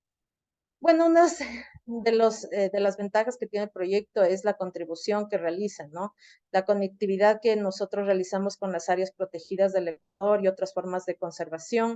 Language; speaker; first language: Spanish; native; Spanish